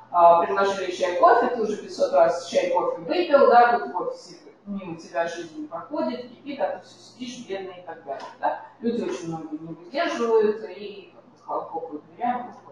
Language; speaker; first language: Russian; native; Russian